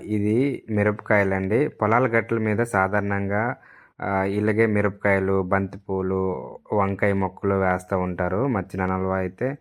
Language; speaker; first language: Telugu; non-native, local second language; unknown